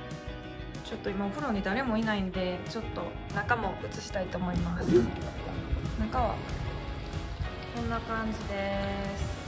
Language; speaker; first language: Japanese; native; Japanese